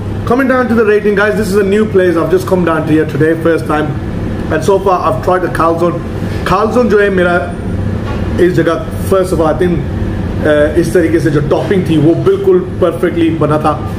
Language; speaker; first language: English; early bilingual, other home language; Hindi